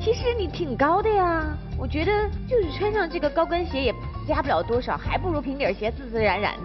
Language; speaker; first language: Chinese; native; Chinese